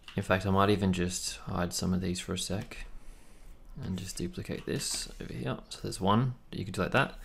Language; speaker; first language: English; native; English